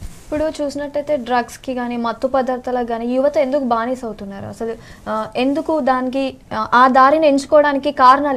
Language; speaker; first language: Telugu; native; Telugu